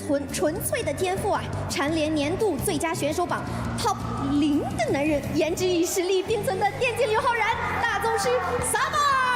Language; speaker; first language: Chinese; native; Chinese